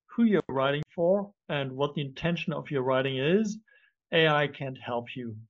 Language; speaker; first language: English; non-native, fluent; German